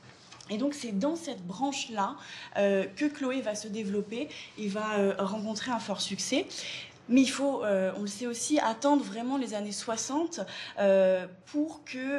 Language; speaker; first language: French; native; French